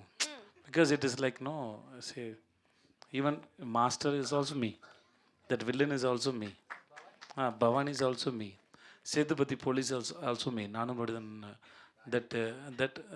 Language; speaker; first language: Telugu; non-native, learner; Tamil